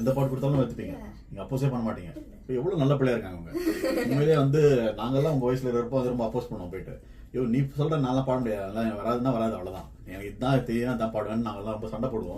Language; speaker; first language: Tamil; native; Tamil